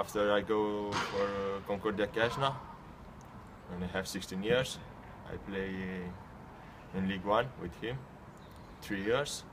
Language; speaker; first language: English; non-native, learner; Romanian